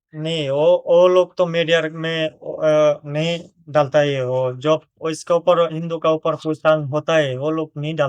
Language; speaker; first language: Hindi; non-native, learner; Bangla